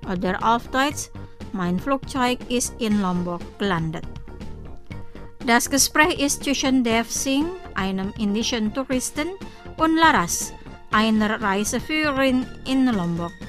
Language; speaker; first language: German; non-native, fluent; Indonesian